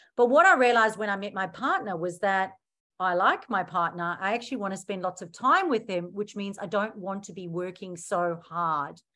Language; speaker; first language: English; native; English